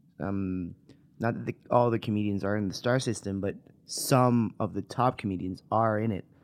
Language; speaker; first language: English; non-native, local second language; French